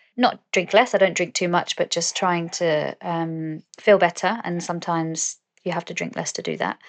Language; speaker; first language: English; native; English